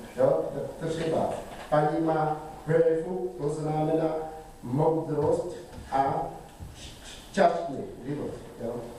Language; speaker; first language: Czech; non-native, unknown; Vietnamese